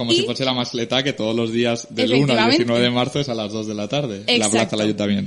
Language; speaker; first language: Spanish; native; Spanish